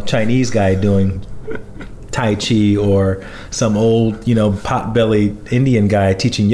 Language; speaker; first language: English; native; English